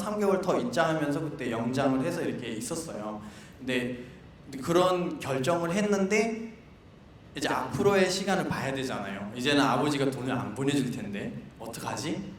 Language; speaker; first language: Korean; non-native, fluent; Nepali